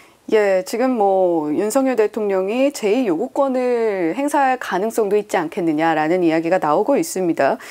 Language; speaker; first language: Korean; native; Korean